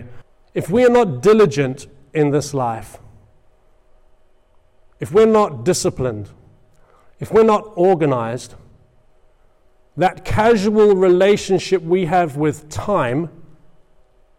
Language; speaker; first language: English; native; English